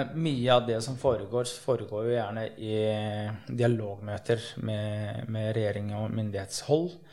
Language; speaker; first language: Norwegian; early bilingual, other home language; Somali